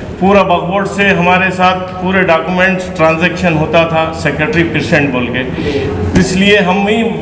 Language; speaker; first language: Hindi; non-native, local second language; Urdu